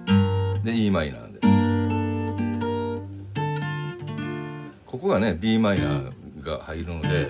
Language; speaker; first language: Japanese; native; Japanese